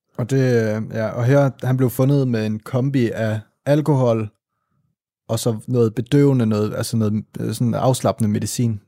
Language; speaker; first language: Danish; native; Danish